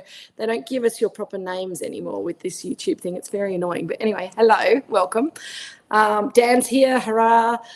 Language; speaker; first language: English; native; English